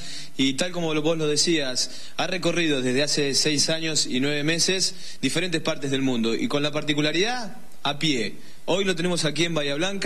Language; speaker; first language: Spanish; native; Spanish